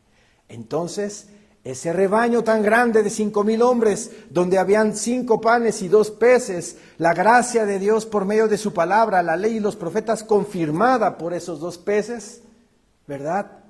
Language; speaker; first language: Spanish; native; Spanish